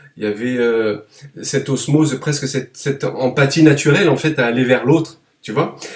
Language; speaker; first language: French; native; French